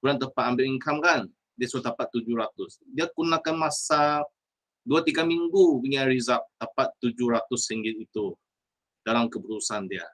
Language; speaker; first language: Malay; non-native, local second language; Chinese